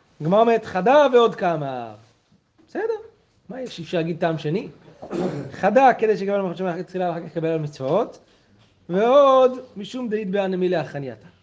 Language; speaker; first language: Hebrew; native; Hebrew